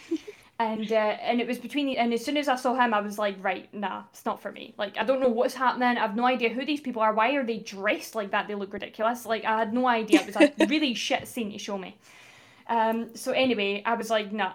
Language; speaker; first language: English; native; English